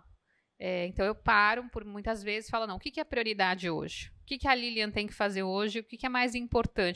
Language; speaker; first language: Portuguese; native; Portuguese